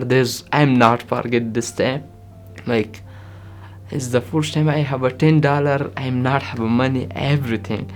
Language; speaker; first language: English; non-native, learner; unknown